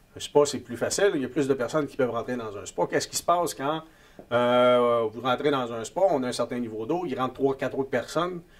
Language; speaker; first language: French; native; French